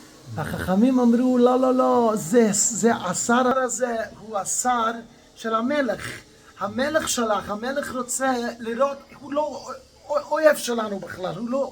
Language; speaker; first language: Hebrew; non-native, fluent; English